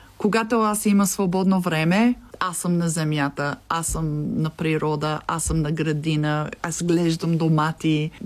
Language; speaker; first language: Bulgarian; non-native, learner; English